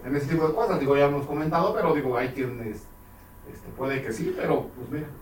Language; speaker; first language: Spanish; native; Spanish